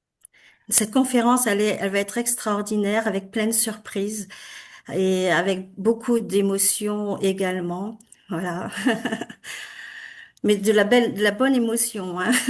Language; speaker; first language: French; native; French